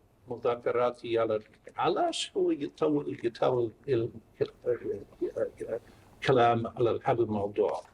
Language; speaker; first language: Arabic; non-native, fluent; English